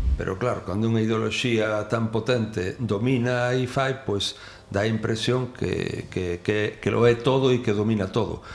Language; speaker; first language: Galician; non-native, local second language; Spanish